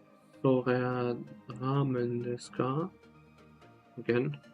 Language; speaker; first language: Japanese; non-native, learner; Swiss German